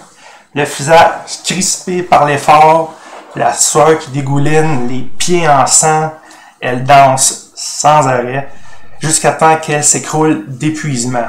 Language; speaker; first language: French; native; French